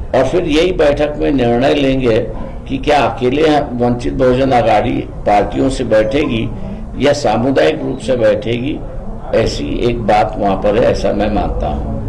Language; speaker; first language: Hindi; non-native, local second language; Marathi